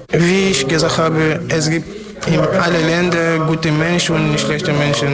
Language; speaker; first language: German; non-native, learner; French